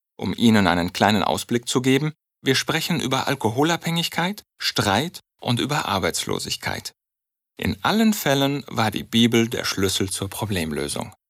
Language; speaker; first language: German; native; German